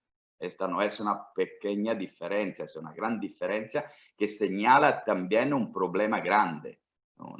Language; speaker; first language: Spanish; non-native, fluent; Italian